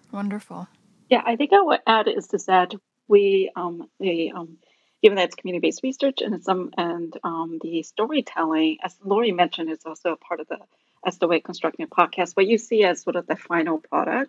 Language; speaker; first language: English; non-native, fluent; Min Nan Chinese